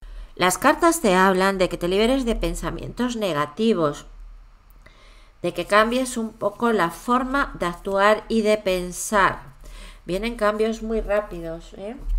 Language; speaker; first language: Spanish; native; Spanish